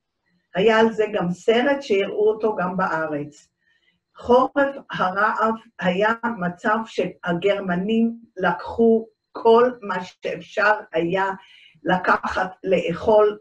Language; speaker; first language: Hebrew; early bilingual, other home language; Dutch